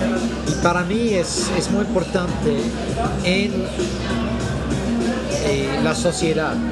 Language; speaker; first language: Spanish; non-native, fluent; English